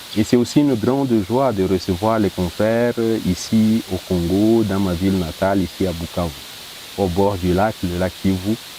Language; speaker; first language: French; non-native, local second language; Swahili